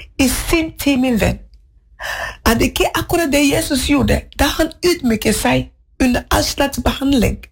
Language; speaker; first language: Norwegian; non-native, fluent; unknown